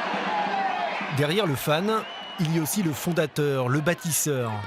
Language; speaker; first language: French; native; French